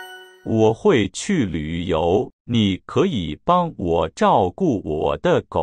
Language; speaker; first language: Chinese; non-native, learner; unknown